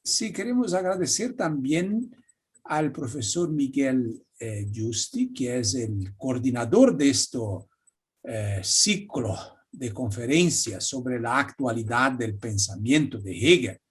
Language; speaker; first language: Spanish; non-native, fluent; Portuguese